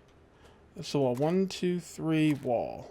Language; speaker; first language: English; native; English